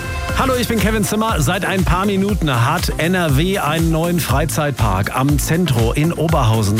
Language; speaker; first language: German; native; German